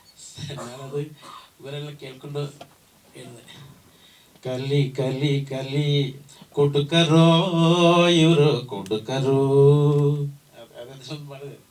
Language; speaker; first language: Kannada; non-native, learner; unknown